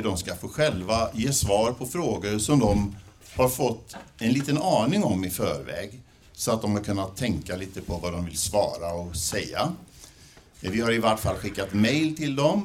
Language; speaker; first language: Swedish; native; Swedish